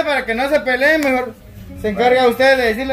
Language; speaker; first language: Spanish; native; Spanish